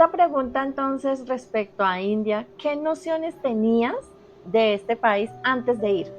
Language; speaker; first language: Spanish; native; Spanish